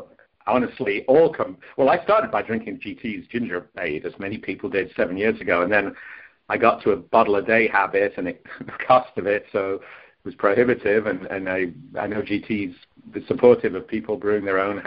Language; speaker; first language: English; native; English